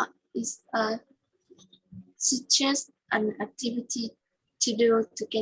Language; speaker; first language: English; non-native, learner; Vietnamese